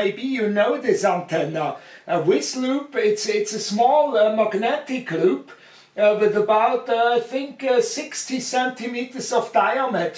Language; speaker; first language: English; non-native, fluent; German